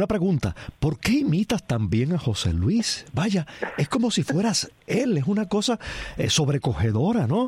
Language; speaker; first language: Spanish; native; Spanish